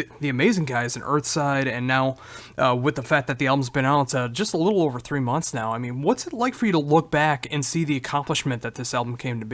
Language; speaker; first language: English; native; English